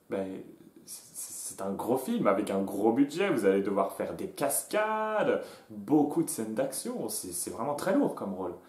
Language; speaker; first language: French; native; French